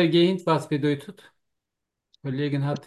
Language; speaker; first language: German; non-native, learner; Turkish